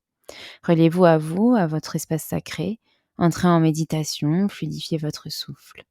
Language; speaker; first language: French; native; French